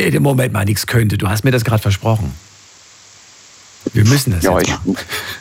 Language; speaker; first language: German; native; German